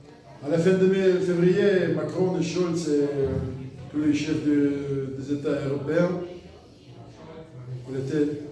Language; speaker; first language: French; non-native, learner; Russian